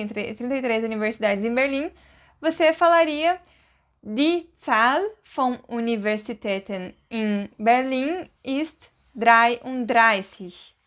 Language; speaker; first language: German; non-native, fluent; Portuguese